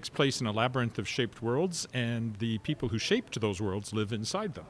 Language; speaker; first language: English; native; English